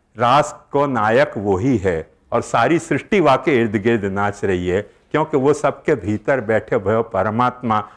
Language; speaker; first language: Hindi; native; Hindi